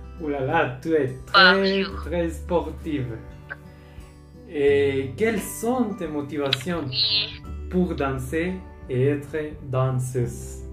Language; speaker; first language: French; non-native, learner; Spanish